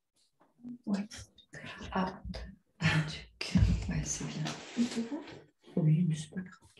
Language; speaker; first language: French; native; French